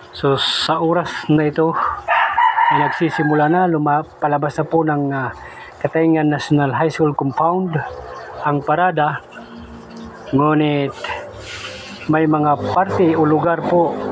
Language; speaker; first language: Filipino; non-native, local second language; Masbatenyo